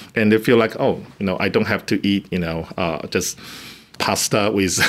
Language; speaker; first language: English; non-native, fluent; Chinese